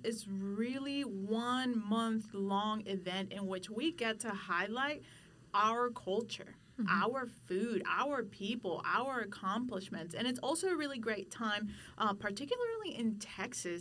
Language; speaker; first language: English; non-native, fluent; Spanish